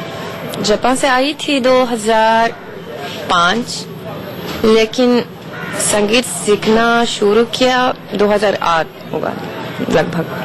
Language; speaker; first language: Hindi; non-native, fluent; Japanese